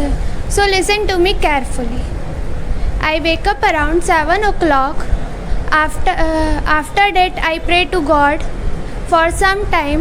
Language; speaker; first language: English; non-native, learner; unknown